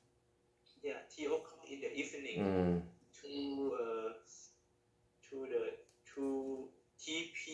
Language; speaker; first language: English; non-native, learner; Thai